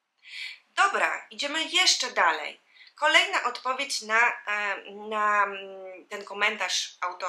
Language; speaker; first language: Polish; native; Polish